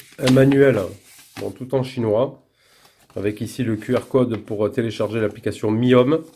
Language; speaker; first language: French; native; French